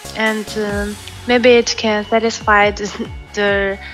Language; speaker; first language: English; non-native, learner; Chinese